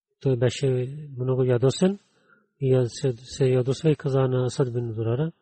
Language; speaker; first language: Bulgarian; non-native, learner; Urdu